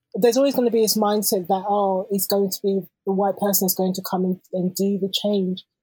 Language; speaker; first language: English; native; English